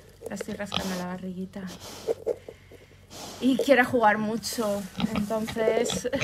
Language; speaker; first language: Spanish; native; Spanish